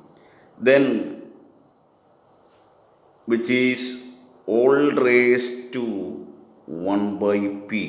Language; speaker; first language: English; non-native, local second language; Malayalam